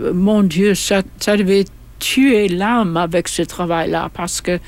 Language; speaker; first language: French; non-native, fluent; English